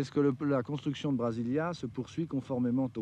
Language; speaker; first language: French; native; French